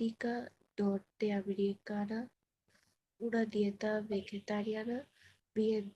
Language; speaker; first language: Spanish; non-native, learner; Bangla